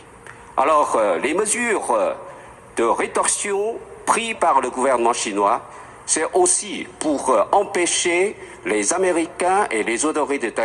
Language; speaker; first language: French; non-native, fluent; Chinese